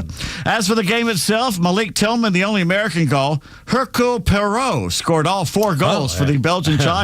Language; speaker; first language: English; native; English